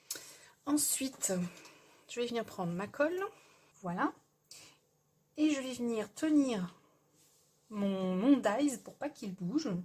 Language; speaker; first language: French; native; French